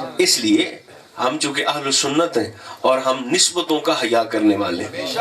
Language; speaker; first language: Urdu; non-native, local second language; Punjabi